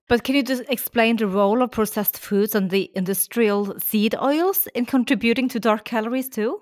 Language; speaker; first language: English; non-native, fluent; Norwegian